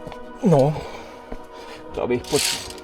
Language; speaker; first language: Polish; non-native, local second language; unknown